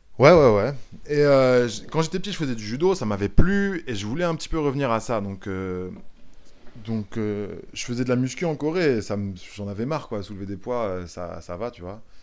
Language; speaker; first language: French; native; French